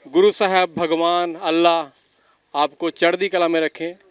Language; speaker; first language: Hindi; non-native, local second language; Punjabi